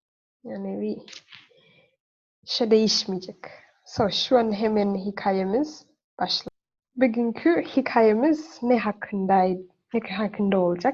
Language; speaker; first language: Turkish; non-native, fluent; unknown